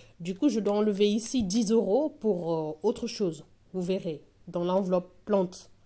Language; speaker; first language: French; non-native, local second language; Wolof